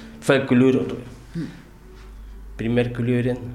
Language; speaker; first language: Dutch; non-native, learner; Spanish